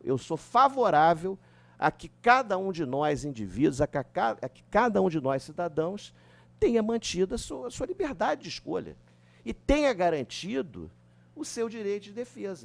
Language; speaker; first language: Portuguese; native; Portuguese